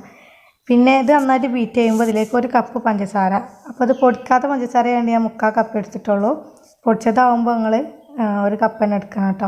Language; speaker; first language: Malayalam; native; Malayalam